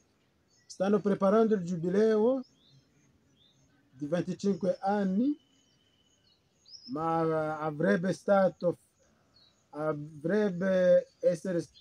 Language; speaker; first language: Italian; non-native, fluent; Kinyarwanda